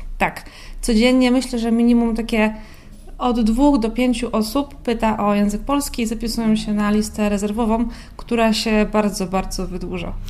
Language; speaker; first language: Polish; native; Polish